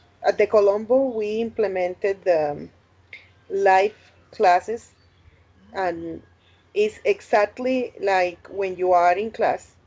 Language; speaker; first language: English; non-native, fluent; Spanish